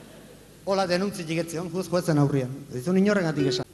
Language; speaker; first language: Basque; native; Basque